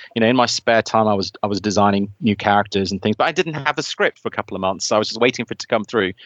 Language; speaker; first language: English; native; English